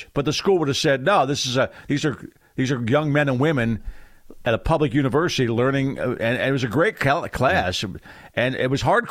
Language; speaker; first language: English; native; English